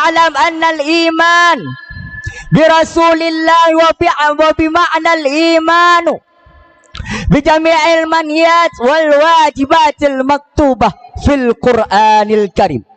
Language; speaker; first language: Arabic; non-native, learner; Achinese